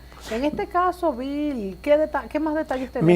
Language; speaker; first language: Spanish; native; Spanish